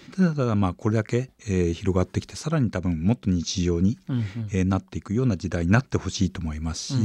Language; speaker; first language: Japanese; native; Japanese